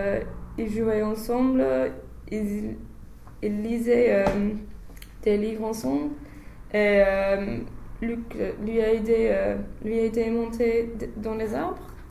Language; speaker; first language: French; non-native, learner; English